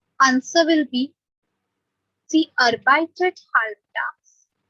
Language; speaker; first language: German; non-native, fluent; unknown